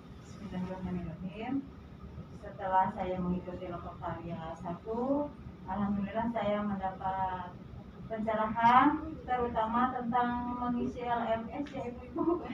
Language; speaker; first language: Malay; non-native, local second language; Sundanese